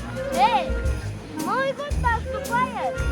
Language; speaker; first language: Russian; non-native, local second language; Kazakh